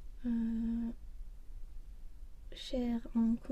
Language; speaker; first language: French; non-native, learner; Swedish